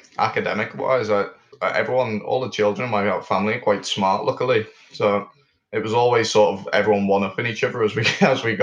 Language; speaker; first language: English; native; English